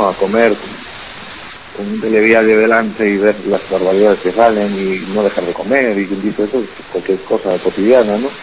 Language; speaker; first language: Spanish; native; Spanish